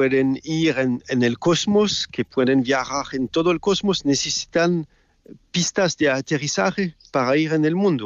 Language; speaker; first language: Spanish; non-native, fluent; French